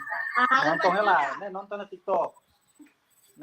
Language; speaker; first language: Portuguese; non-native, local second language; Tetum